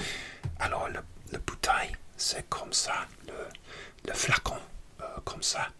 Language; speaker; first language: French; non-native, learner; English